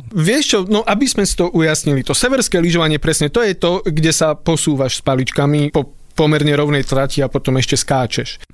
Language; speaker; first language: Slovak; native; Slovak